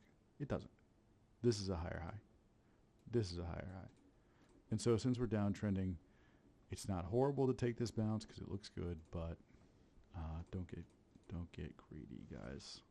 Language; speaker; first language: English; native; English